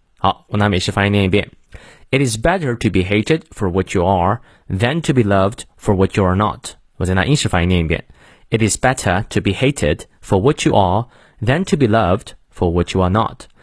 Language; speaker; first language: English; non-native, fluent; Chinese